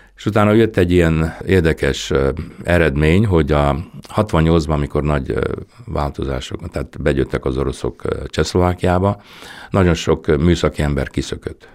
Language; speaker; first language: Hungarian; native; Hungarian